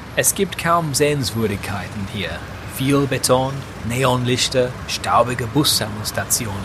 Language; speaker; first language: German; non-native, fluent; English